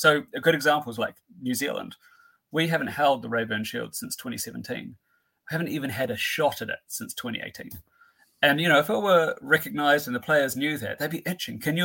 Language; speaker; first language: English; native; English